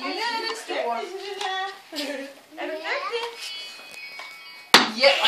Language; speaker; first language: Danish; native; Danish